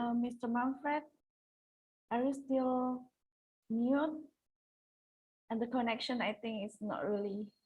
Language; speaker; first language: English; non-native, local second language; Indonesian